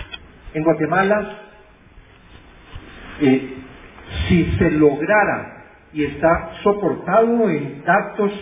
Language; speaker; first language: Spanish; native; Spanish